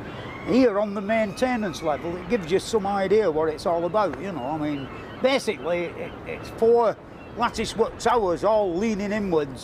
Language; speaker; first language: English; native; English